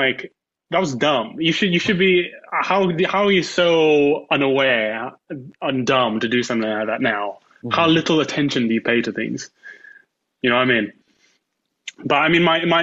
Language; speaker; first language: English; native; English